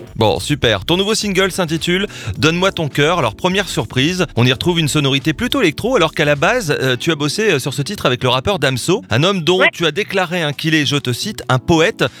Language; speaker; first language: French; native; French